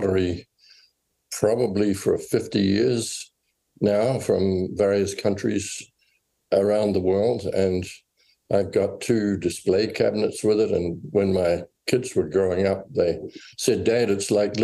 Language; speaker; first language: English; native; English